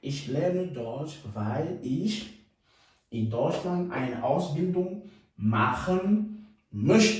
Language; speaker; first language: German; non-native, fluent; French